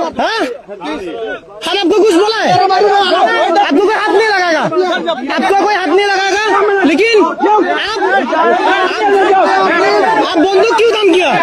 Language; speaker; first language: Hindi; non-native, learner; Bangla